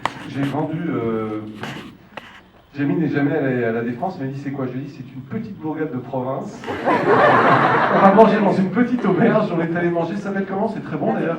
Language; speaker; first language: French; native; French